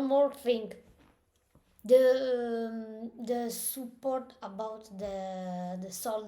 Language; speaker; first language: English; non-native, learner; Italian